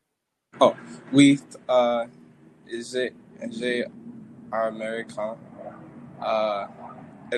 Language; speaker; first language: French; non-native, learner; English